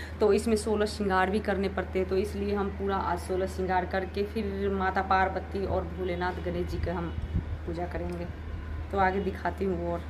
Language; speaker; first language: Hindi; native; Hindi